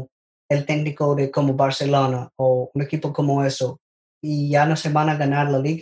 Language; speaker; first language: Spanish; non-native, learner; English